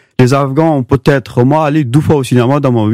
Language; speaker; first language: French; non-native, learner; Pashto